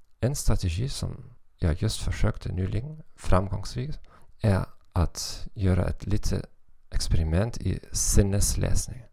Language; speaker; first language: Swedish; non-native, fluent; German